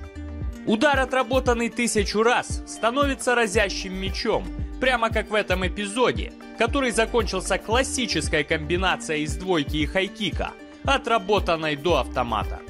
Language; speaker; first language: Russian; native; Russian